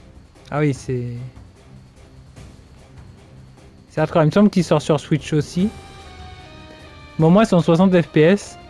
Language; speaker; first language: French; native; French